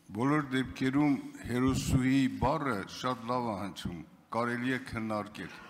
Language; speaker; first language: Armenian; non-native, local second language; Kurdish